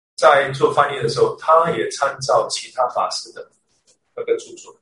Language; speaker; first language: Chinese; early bilingual, other home language; English